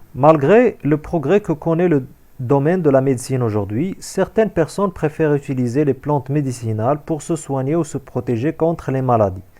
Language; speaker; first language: French; non-native, local second language; Arabic